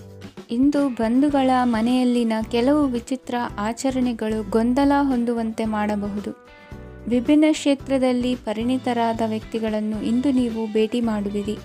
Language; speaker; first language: Kannada; native; Kannada